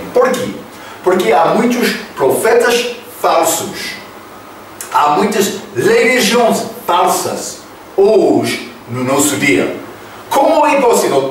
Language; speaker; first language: Portuguese; non-native, fluent; English